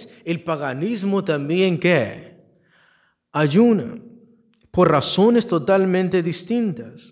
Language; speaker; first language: Spanish; native; Spanish